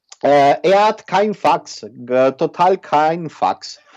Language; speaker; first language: German; non-native, learner; Italian